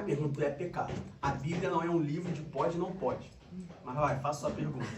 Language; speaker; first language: Portuguese; native; Portuguese